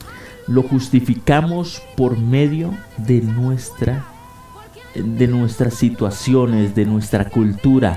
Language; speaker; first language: Spanish; native; Spanish